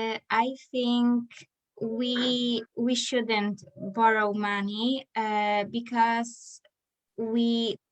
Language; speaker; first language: English; non-native, learner; Polish